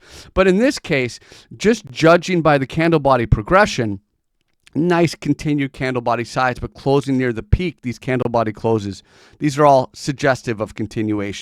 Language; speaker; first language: English; native; English